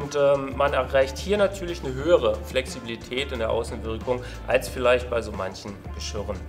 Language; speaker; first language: German; native; German